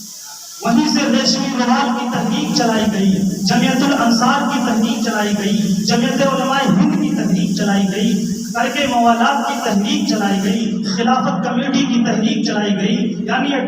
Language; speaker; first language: Urdu; native; Urdu